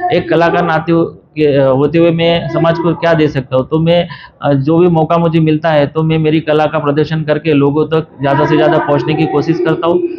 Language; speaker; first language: Hindi; non-native, local second language; Marathi